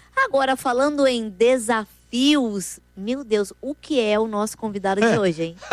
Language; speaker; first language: Portuguese; native; Portuguese